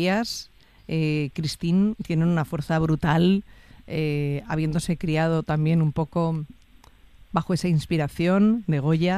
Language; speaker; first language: Spanish; native; Spanish